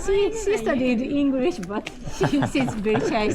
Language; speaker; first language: English; non-native, learner; Japanese